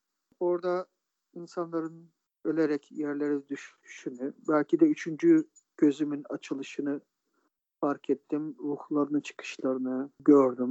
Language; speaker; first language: Turkish; native; Turkish